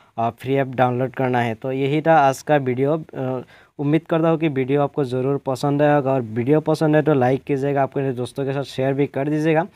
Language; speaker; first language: Hindi; non-native, local second language; Assamese